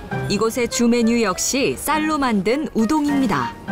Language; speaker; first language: Korean; native; Korean